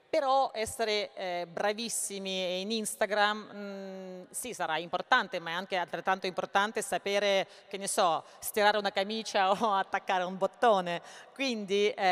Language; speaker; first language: Italian; non-native, fluent; Russian